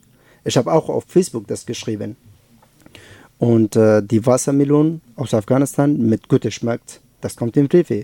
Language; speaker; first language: German; non-native, learner; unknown